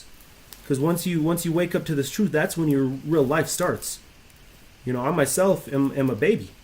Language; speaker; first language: English; native; English